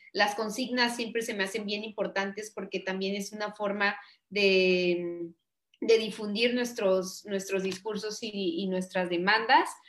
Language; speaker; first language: Spanish; native; Spanish